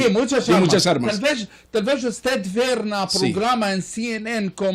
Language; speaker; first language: Spanish; non-native, learner; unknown